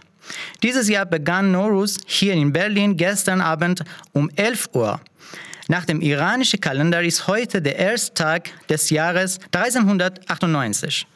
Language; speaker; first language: German; non-native, fluent; Persian